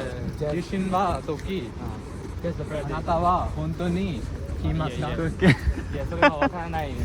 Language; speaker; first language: Japanese; non-native, learner; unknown